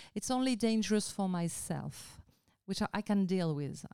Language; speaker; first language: English; non-native, fluent; French